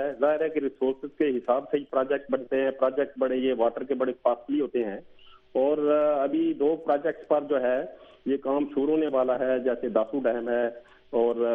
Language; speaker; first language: Urdu; native; Urdu